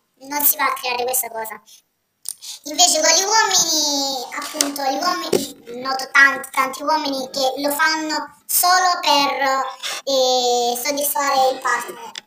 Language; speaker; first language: Italian; native; Italian